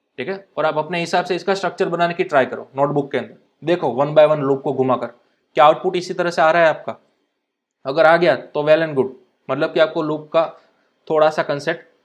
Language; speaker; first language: Hindi; non-native, local second language; Gujarati